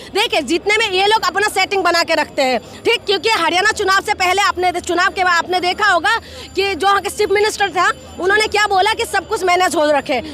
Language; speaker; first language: Hindi; non-native, local second language; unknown